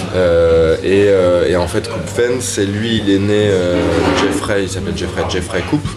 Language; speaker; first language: French; native; French